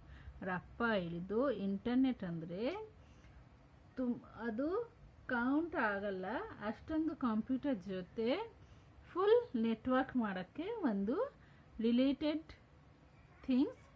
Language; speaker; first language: Kannada; non-native, fluent; Hindi